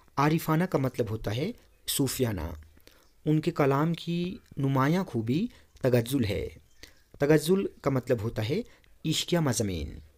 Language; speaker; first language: Urdu; non-native, local second language; Kashmiri